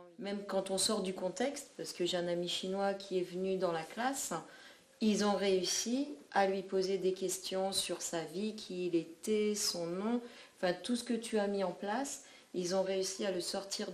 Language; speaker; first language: French; native; French